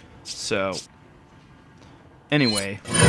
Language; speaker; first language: English; native; English